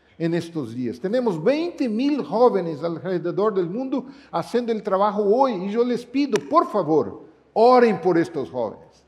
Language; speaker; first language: Spanish; non-native, fluent; Portuguese